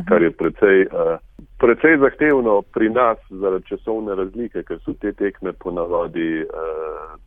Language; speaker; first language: Slovenian; native; Slovenian